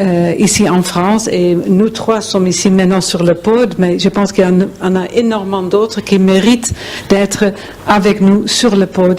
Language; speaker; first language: French; non-native, fluent; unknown